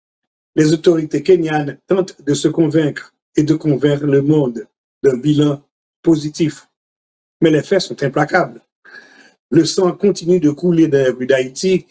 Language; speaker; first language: French; non-native, local second language; Haitian Creole